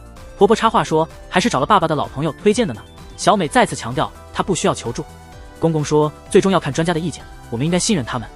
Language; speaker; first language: Chinese; native; Chinese